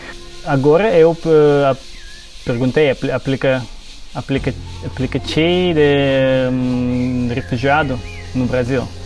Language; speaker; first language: Portuguese; non-native, learner; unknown